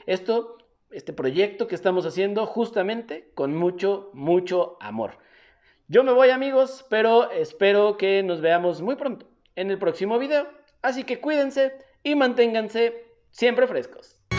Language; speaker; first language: Spanish; native; Spanish